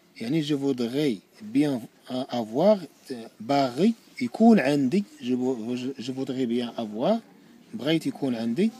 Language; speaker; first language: French; non-native, learner; Arabic